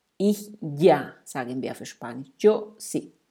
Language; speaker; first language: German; non-native, fluent; Spanish